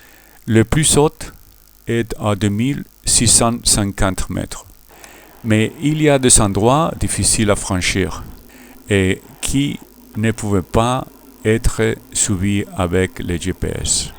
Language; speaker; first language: French; non-native, learner; Spanish